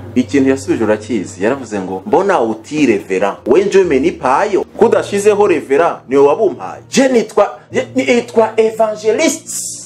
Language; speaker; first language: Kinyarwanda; early bilingual, heritage; Kinyarwanda